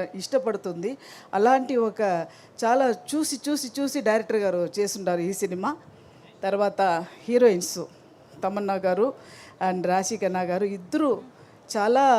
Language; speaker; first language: Telugu; non-native, learner; Tamil